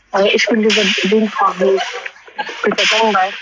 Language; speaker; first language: German; early bilingual, other home language; Amharic